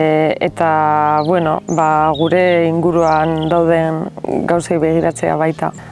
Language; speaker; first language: Basque; non-native, local second language; Spanish